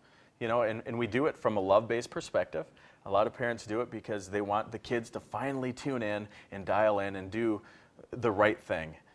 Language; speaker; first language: English; native; English